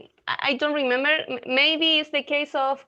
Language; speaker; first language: English; non-native, learner; Spanish